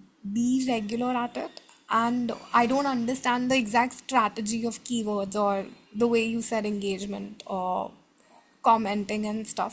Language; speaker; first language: English; non-native, local second language; Hindi